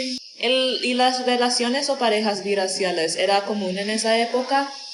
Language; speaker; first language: Spanish; non-native, learner; English